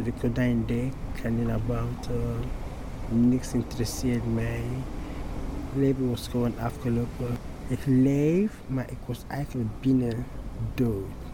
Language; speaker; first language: Dutch; non-native, learner; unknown